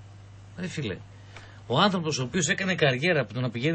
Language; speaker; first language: Greek; native; Greek